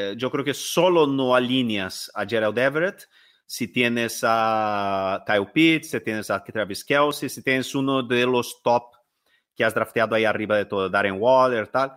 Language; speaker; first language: Spanish; non-native, fluent; Portuguese